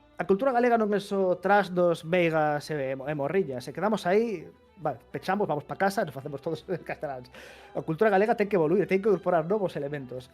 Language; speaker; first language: Galician; non-native, local second language; Spanish